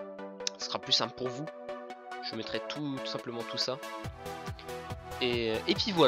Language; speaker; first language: French; native; French